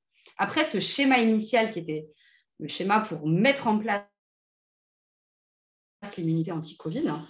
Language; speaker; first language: French; native; French